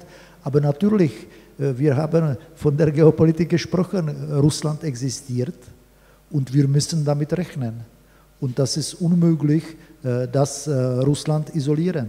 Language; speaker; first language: German; non-native, fluent; Czech